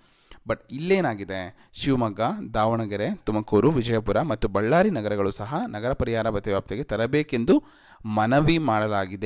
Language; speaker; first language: Kannada; native; Kannada